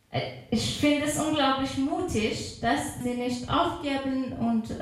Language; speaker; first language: German; non-native, fluent; Persian